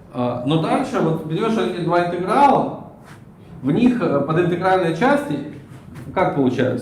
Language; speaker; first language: Russian; native; Russian